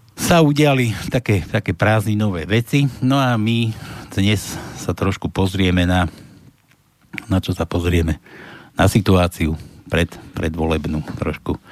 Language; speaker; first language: Slovak; native; Slovak